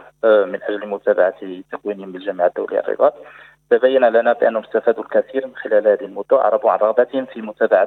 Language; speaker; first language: Arabic; native; Arabic